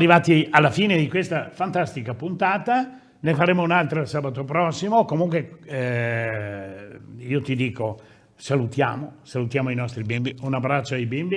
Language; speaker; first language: Italian; native; Italian